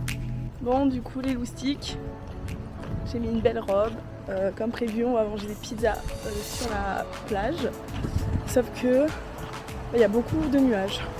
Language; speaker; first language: French; native; French